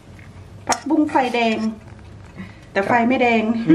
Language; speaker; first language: Thai; native; Thai